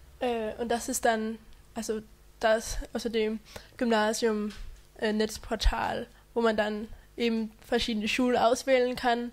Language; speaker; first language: German; non-native, fluent; Danish